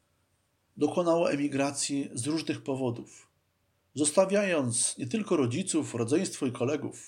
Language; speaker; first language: Polish; native; Polish